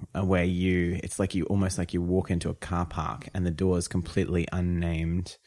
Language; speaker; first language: English; native; English